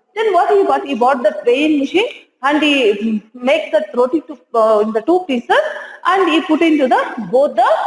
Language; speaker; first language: English; non-native, local second language; Hindi